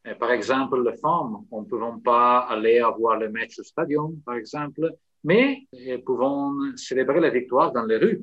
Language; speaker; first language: French; non-native, fluent; Italian